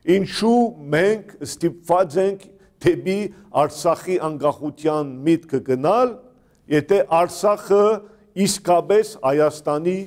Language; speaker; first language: Armenian; native; Armenian